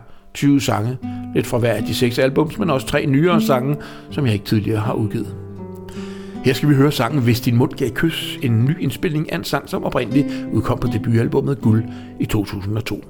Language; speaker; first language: Danish; native; Danish